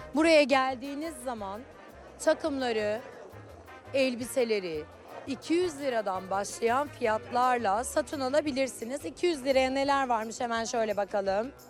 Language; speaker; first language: Turkish; native; Turkish